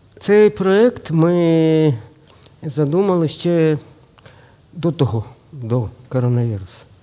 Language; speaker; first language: Ukrainian; non-native, local second language; Russian